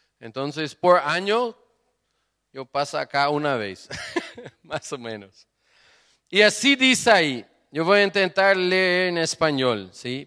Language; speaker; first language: Spanish; non-native, fluent; Portuguese